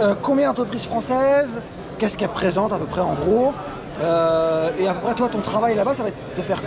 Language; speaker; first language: French; native; French